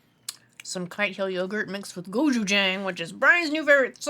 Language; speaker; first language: English; native; English